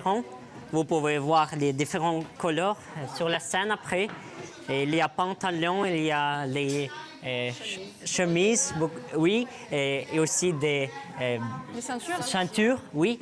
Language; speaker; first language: French; non-native, learner; Ukrainian